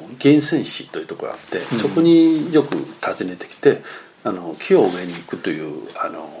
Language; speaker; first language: Japanese; non-native, fluent; Chinese